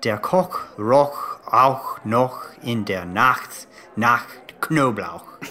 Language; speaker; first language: German; non-native, learner; English